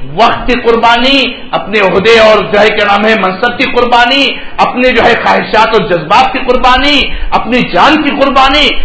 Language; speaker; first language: Urdu; native; Urdu